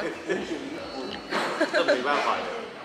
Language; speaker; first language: Chinese; native; Chinese